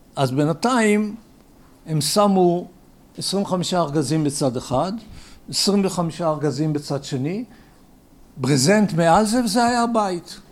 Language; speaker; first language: Hebrew; early bilingual, other home language; English